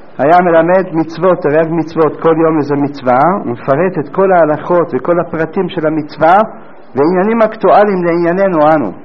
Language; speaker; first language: Hebrew; native; Hebrew